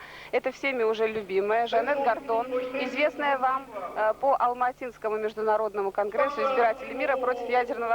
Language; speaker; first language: Russian; native; Russian